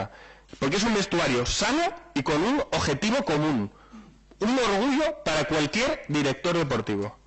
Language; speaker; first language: Spanish; native; Spanish